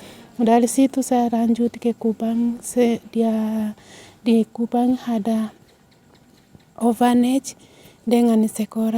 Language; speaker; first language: Indonesian; non-native, learner; Swahili